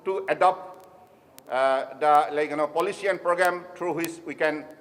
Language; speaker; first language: English; non-native, local second language; Assamese